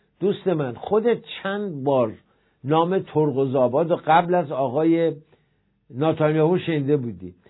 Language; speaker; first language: Persian; native; Persian